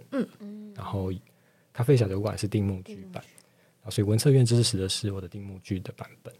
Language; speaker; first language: Chinese; native; Chinese